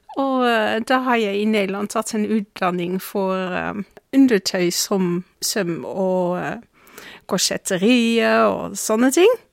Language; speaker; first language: Norwegian; non-native, fluent; Dutch